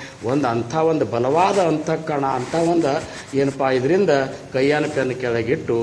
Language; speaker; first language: Kannada; native; Kannada